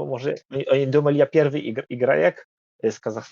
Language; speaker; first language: Russian; non-native, learner; Polish